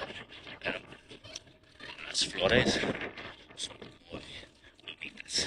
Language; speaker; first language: Spanish; non-native, learner; English